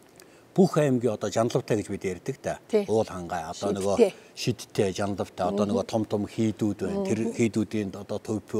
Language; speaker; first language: Mongolian; native; Mongolian